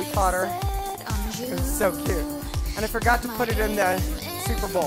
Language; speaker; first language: English; native; English